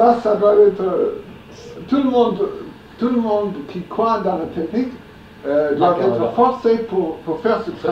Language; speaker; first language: French; non-native, fluent; English